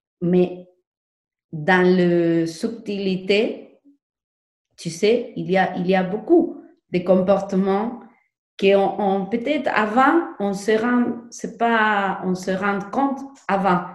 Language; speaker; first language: French; non-native, learner; Spanish